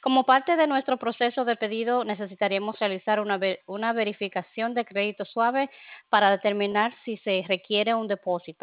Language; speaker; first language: Spanish; early bilingual, other home language; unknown